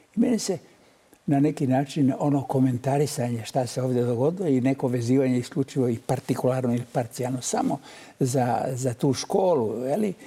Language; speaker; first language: Bosnian; native; Bosnian